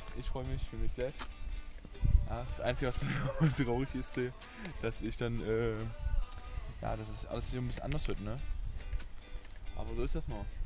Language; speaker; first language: German; native; German